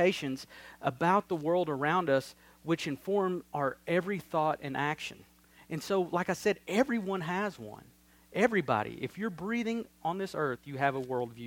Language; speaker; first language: English; native; English